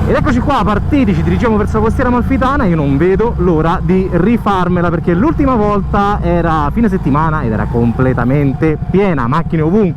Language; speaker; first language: Italian; native; Italian